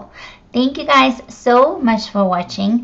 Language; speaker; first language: English; native; English